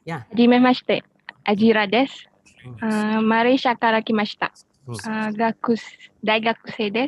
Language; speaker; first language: Japanese; non-native, learner; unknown